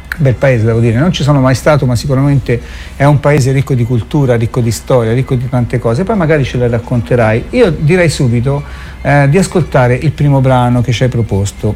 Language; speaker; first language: Italian; native; Italian